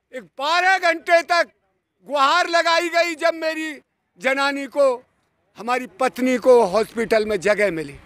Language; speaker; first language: Hindi; native; Hindi